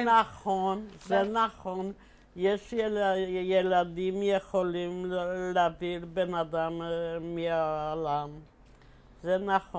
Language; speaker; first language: Hebrew; non-native, fluent; Polish